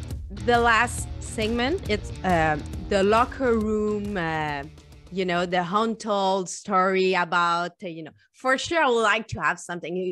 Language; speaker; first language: English; non-native, fluent; French